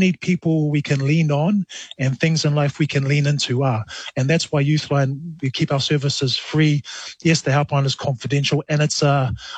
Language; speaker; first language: English; native; English